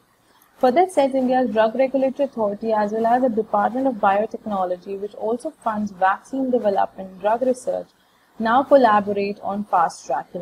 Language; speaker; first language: English; non-native, local second language; Hindi